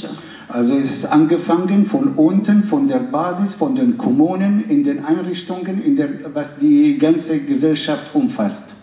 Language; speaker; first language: German; non-native, fluent; Kurdish